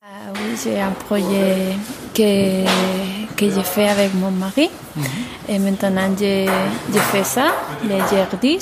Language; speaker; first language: French; non-native, learner; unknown